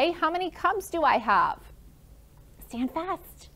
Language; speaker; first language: English; native; English